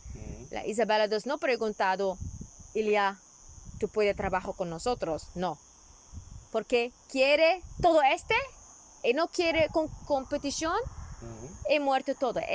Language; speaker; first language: Spanish; non-native, learner; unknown